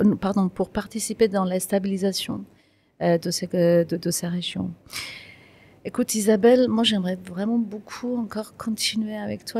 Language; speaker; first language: French; non-native, fluent; Kurdish